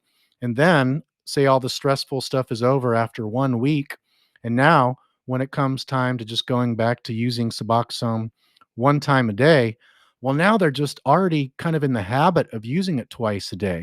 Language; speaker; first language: English; native; English